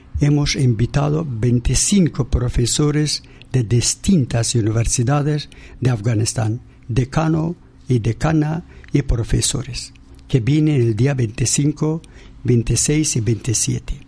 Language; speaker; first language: Spanish; non-native, learner; Persian